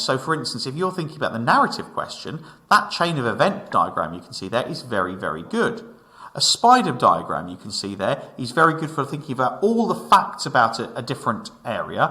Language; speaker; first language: English; native; English